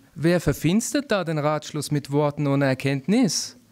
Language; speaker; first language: German; native; German